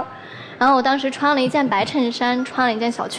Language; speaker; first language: Chinese; native; Chinese